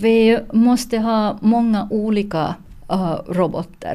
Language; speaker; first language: Swedish; non-native, learner; Finnish